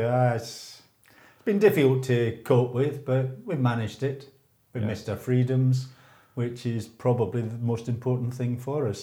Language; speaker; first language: English; native; English